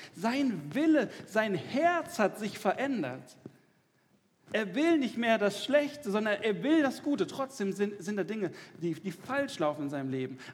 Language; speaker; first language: German; native; German